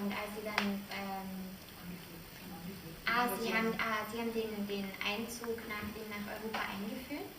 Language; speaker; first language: German; native; German